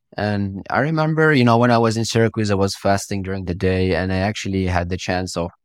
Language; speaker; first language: English; non-native, fluent; Italian